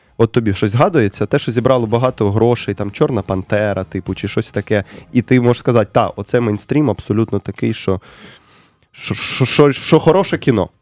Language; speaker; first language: Ukrainian; native; Ukrainian